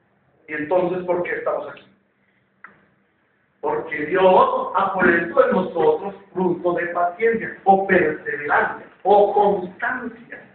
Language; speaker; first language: Spanish; native; Spanish